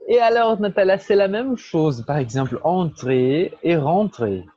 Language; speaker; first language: French; non-native, fluent; Portuguese